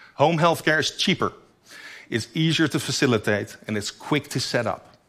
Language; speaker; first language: English; non-native, fluent; Dutch